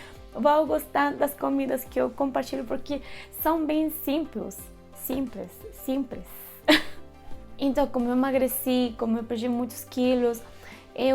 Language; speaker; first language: Portuguese; non-native, fluent; Spanish